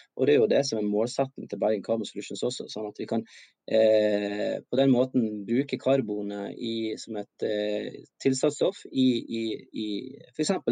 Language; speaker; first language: Norwegian; native; Norwegian